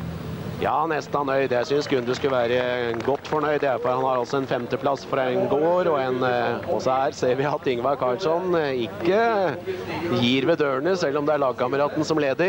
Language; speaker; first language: Norwegian; native; Norwegian